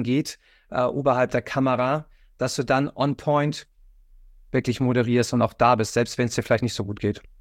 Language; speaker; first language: German; native; German